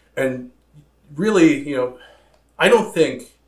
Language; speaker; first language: English; native; English